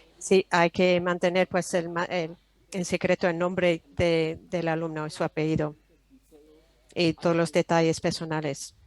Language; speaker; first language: Spanish; non-native, fluent; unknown